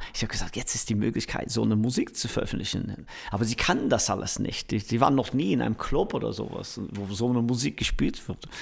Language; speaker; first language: German; non-native, fluent; English